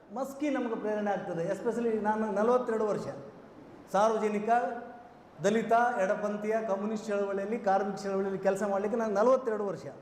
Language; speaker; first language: Kannada; native; Kannada